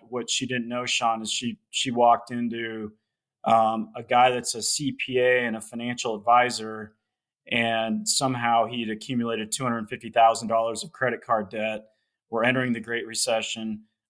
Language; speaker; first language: English; native; English